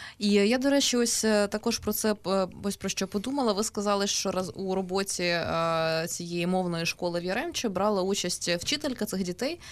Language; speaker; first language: Ukrainian; native; Ukrainian